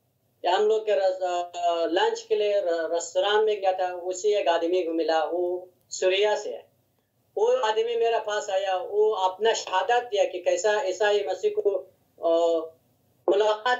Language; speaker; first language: Hindi; non-native, learner; Hazaragi